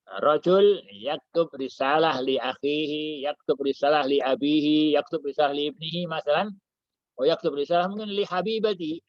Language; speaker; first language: Arabic; non-native, fluent; Indonesian